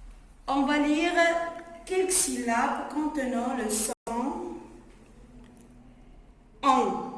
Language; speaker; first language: French; non-native, local second language; Arabic